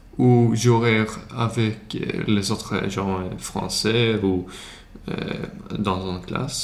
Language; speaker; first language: French; non-native, learner; Swedish